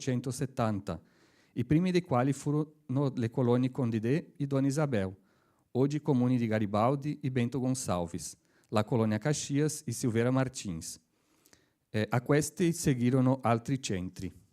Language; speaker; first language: Italian; non-native, learner; Portuguese